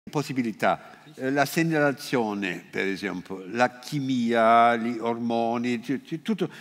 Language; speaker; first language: Italian; non-native, fluent; German